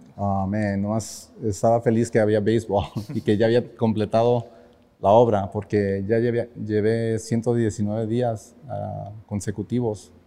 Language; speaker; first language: Spanish; early bilingual, heritage; Spanish